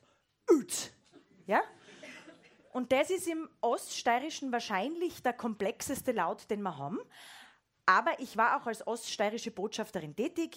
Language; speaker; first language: German; native; German